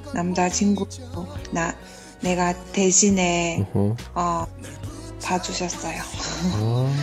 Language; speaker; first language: Korean; non-native, learner; Chinese